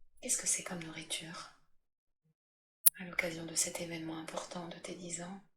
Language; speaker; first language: French; native; French